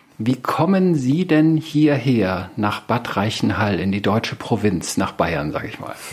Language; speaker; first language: German; native; German